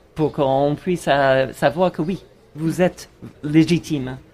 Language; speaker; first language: French; non-native, fluent; English